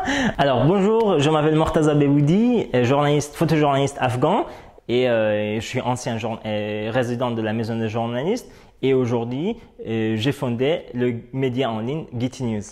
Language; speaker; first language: French; non-native, fluent; Persian